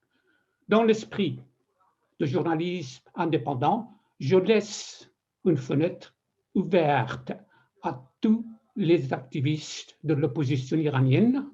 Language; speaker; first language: French; non-native, fluent; Persian